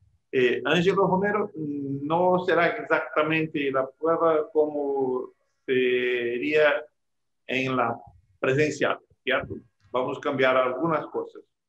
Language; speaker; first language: Portuguese; non-native, learner; Spanish